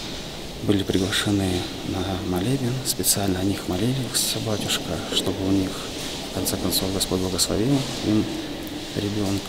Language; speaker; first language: Russian; native; Russian